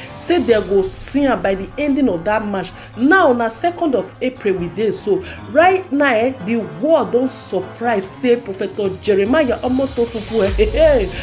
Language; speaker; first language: Nigerian Pidgin; native; Nigerian Pidgin